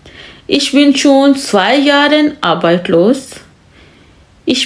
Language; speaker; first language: German; non-native, fluent; Urdu